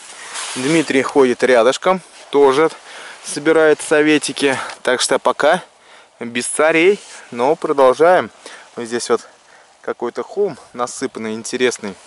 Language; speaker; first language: Russian; native; Russian